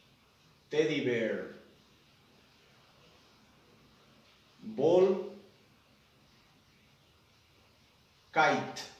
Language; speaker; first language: English; non-native, fluent; Spanish